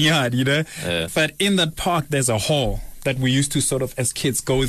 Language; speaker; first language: English; non-native, local second language; Zulu